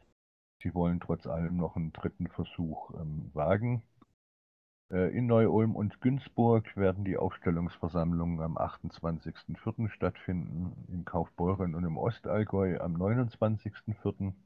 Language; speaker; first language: German; native; German